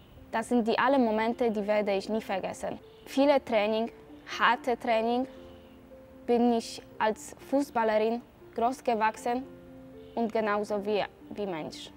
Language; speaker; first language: German; non-native, fluent; Polish